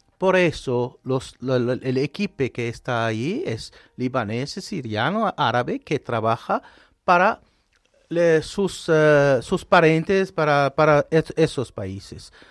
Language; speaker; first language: Spanish; non-native, fluent; Arabic